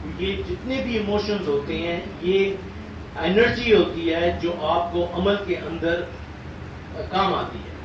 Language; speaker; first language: Urdu; native; Urdu